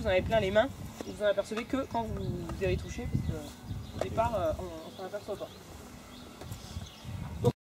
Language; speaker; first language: French; native; French